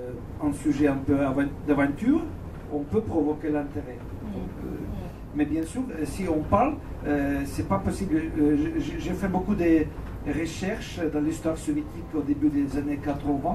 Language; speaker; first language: French; non-native, learner; Russian